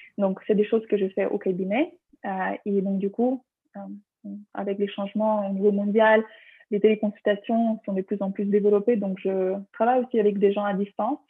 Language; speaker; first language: French; non-native, fluent; Ukrainian